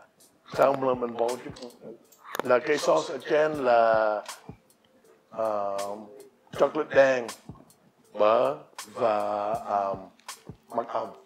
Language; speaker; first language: Vietnamese; early bilingual, heritage; English